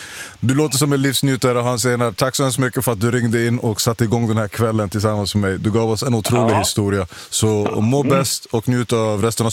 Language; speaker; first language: Swedish; native; Swedish